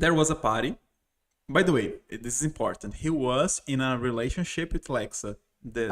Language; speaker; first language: English; non-native, fluent; Portuguese